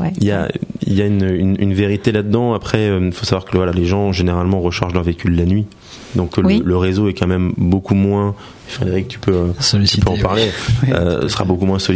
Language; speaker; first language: French; native; French